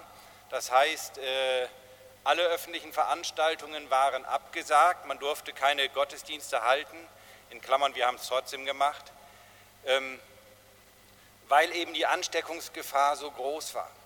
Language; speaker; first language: German; native; German